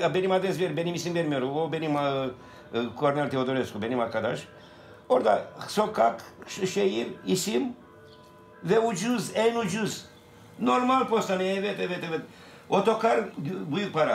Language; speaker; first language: Turkish; non-native, learner; Romanian